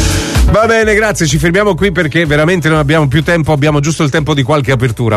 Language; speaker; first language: Italian; native; Italian